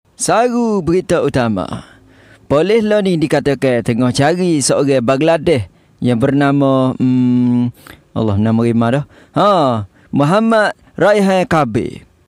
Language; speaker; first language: Malay; native; Malay